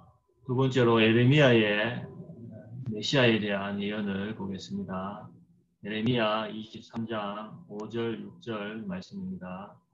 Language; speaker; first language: Korean; native; Korean